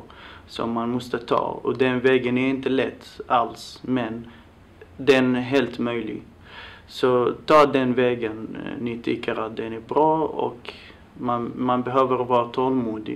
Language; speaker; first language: Swedish; non-native, fluent; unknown